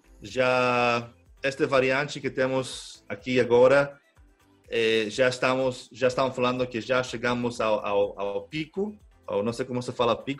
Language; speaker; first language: Portuguese; non-native, fluent; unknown